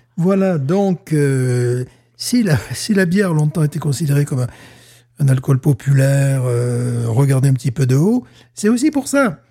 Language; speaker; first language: French; native; French